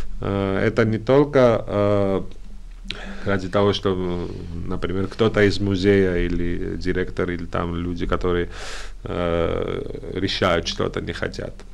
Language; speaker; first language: Russian; non-native, fluent; Georgian